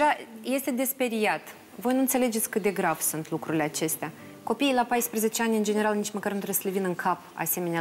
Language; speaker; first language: Romanian; native; Romanian